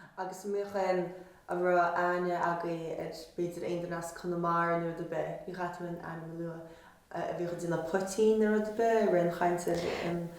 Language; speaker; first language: Irish; native; Irish